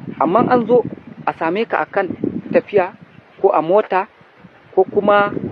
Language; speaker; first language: Hausa; non-native, local second language; Fula